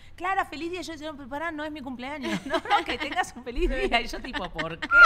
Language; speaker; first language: Spanish; native; Spanish